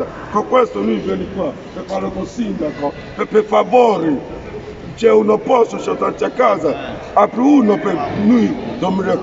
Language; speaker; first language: Italian; non-native, learner; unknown